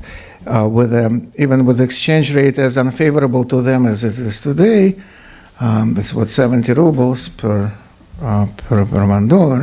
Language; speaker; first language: English; non-native, fluent; Russian